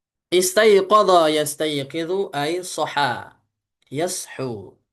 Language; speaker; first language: Arabic; non-native, fluent; Indonesian